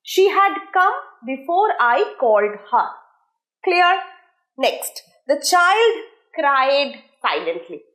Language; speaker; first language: English; non-native, local second language; Bangla